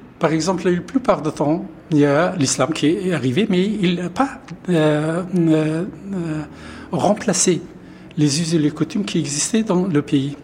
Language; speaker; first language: French; non-native, fluent; Pashto